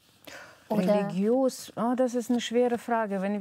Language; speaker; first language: German; non-native, fluent; Russian